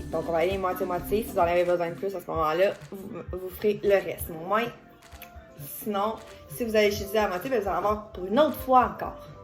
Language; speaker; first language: French; native; French